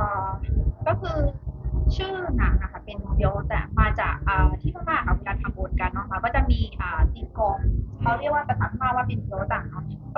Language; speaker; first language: Thai; non-native, fluent; Burmese